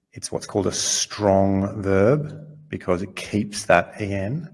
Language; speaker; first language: English; native; English